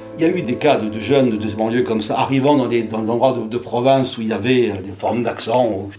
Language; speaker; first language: French; native; French